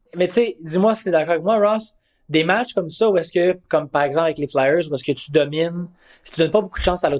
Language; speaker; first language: French; native; French